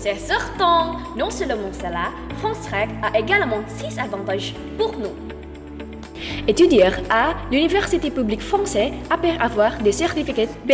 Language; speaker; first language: French; non-native, learner; Indonesian